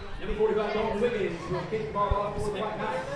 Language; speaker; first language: English; native; English